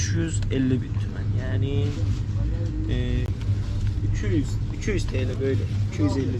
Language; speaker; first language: Turkish; non-native, fluent; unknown